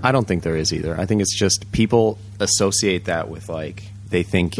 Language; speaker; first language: English; early bilingual, other home language; Japanese